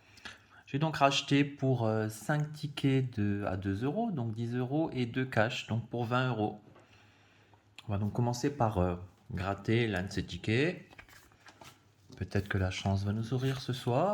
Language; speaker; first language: French; native; French